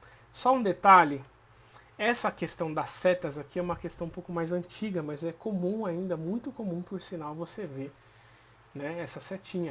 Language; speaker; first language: Portuguese; native; Portuguese